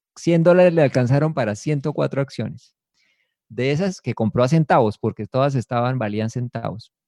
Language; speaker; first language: Spanish; native; Spanish